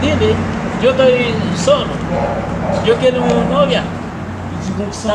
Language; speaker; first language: Spanish; non-native, learner; Haitian Creole